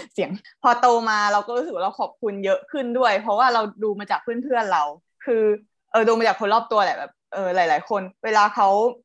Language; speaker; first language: Thai; native; Thai